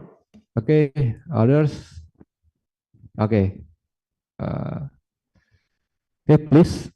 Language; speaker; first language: English; non-native, fluent; Indonesian